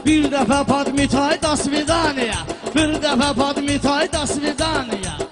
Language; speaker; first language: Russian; non-native, learner; Azerbaijani